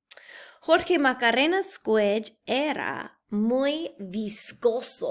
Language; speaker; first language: Spanish; non-native, fluent; English